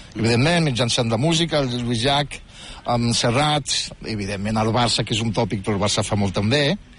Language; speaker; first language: Catalan; non-native, fluent; Riffian